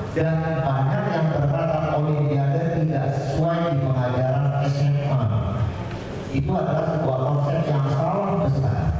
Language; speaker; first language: Indonesian; non-native, local second language; Javanese